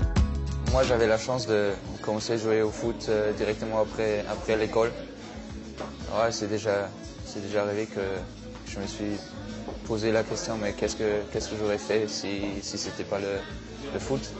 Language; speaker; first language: French; non-native, fluent; German